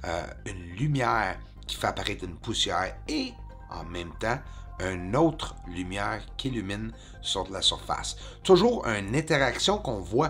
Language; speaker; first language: French; native; French